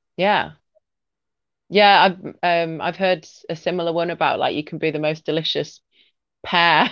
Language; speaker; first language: English; native; English